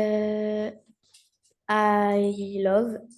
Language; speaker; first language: English; non-native, learner; French